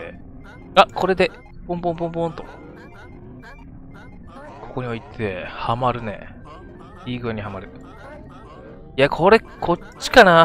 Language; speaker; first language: Japanese; native; Japanese